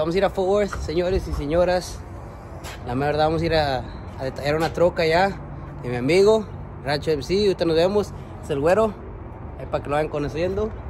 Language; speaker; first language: Spanish; early bilingual, heritage; Spanish